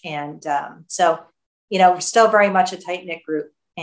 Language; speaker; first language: English; native; English